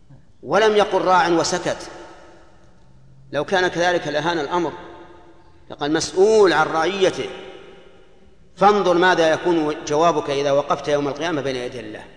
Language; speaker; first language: Arabic; native; Arabic